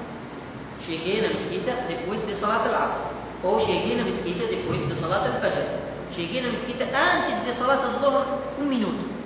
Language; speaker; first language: Portuguese; non-native, fluent; Arabic